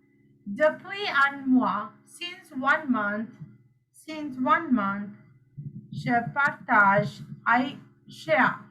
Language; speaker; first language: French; non-native, learner; Sinhala